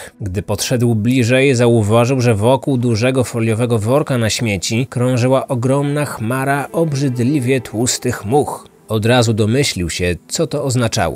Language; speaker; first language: Polish; native; Polish